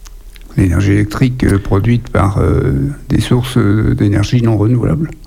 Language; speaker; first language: French; native; French